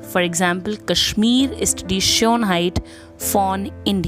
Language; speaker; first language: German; non-native, fluent; Hindi